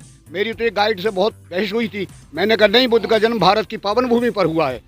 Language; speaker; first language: Hindi; native; Hindi